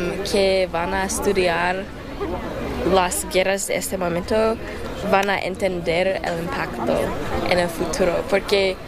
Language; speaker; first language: Spanish; early bilingual, heritage; English